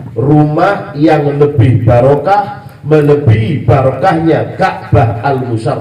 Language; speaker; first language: Indonesian; native; Indonesian